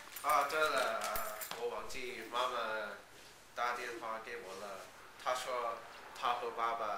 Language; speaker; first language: Chinese; non-native, learner; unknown